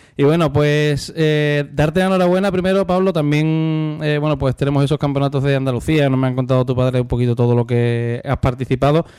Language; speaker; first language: Spanish; native; Spanish